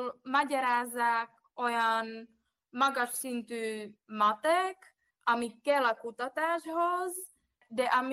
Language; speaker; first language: Hungarian; non-native, fluent; Czech